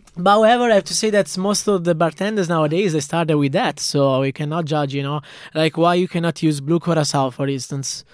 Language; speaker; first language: English; non-native, fluent; Italian